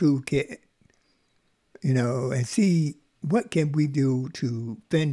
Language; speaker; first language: English; native; English